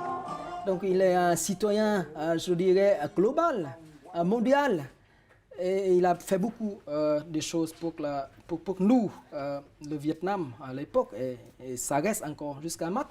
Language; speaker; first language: French; non-native, fluent; Vietnamese